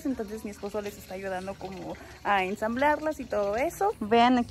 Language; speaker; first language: Spanish; native; Spanish